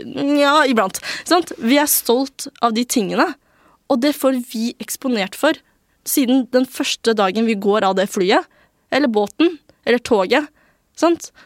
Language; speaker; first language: Norwegian; early bilingual, other home language; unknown